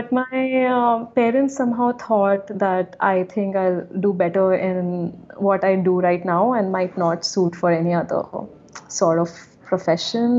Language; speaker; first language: English; non-native, local second language; Hindi